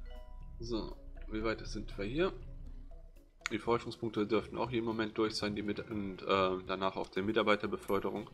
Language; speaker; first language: German; native; German